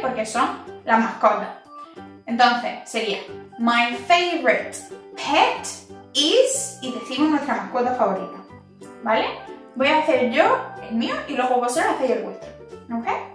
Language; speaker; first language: Spanish; native; Spanish